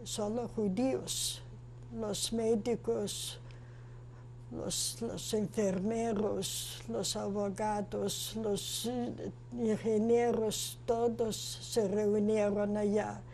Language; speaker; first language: Spanish; non-native, fluent; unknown